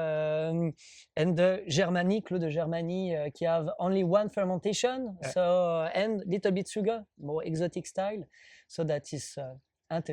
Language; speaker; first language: English; non-native, learner; French